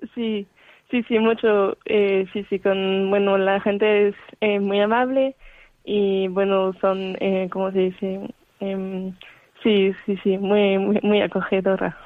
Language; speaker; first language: Spanish; non-native, fluent; French